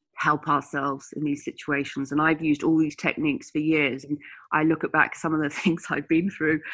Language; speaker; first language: English; native; English